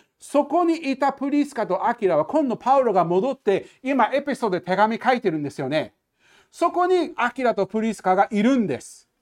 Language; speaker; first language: Japanese; non-native, fluent; English